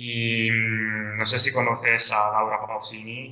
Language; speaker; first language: Spanish; non-native, fluent; Italian